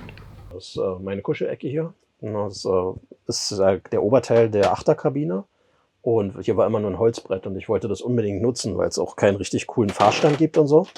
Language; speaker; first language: German; native; German